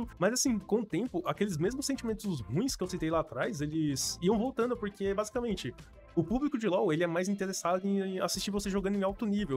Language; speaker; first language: Portuguese; native; Portuguese